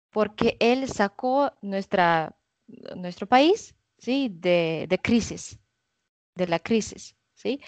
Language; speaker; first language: Spanish; non-native, fluent; Russian